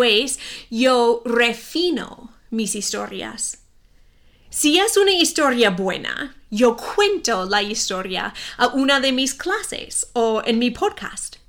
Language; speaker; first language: Spanish; non-native, fluent; English